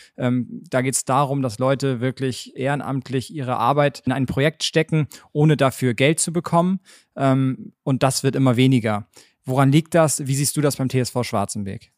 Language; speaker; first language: German; native; German